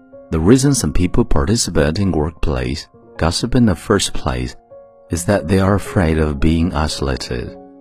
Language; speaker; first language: English; non-native, fluent; Chinese